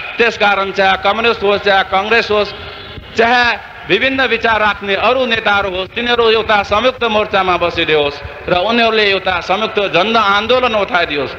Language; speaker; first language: Nepali; non-native, local second language; Newari